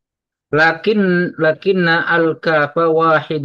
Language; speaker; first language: Arabic; non-native, learner; Indonesian